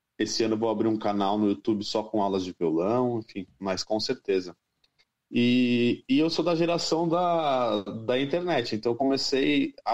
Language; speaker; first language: Portuguese; native; Portuguese